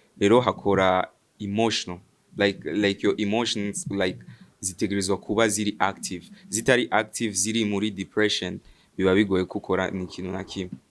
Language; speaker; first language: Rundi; early bilingual, heritage; Rundi